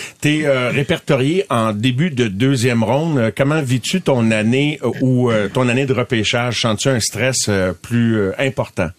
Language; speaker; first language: French; native; French